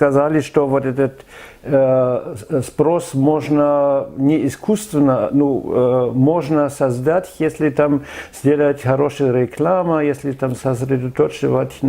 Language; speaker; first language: Russian; non-native, fluent; German